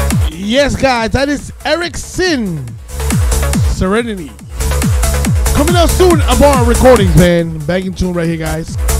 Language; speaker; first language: English; native; English